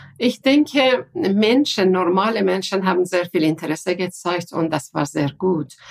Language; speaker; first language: German; non-native, fluent; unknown